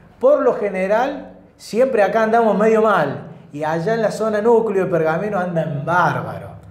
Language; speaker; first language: Spanish; native; Spanish